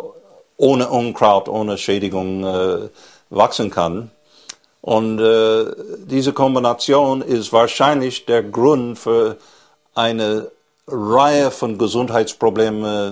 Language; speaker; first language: German; non-native, fluent; English